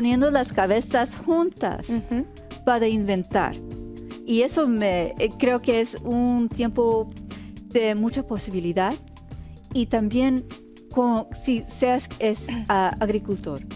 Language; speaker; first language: Spanish; early bilingual, heritage; Spanish